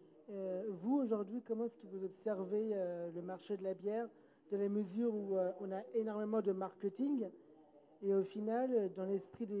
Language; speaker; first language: French; native; French